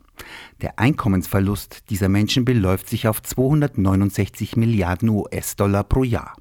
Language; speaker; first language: German; native; German